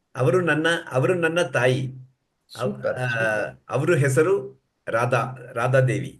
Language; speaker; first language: Kannada; non-native, learner; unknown